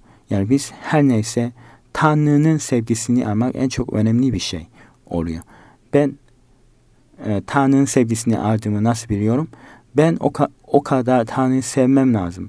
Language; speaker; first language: Turkish; non-native, learner; Korean